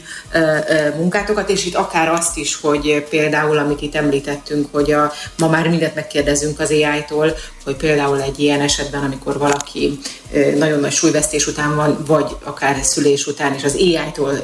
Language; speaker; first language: Hungarian; native; Hungarian